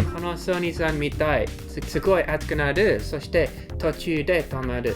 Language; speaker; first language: Japanese; non-native, learner; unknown